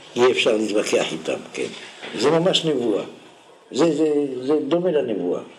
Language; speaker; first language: Hebrew; non-native, fluent; French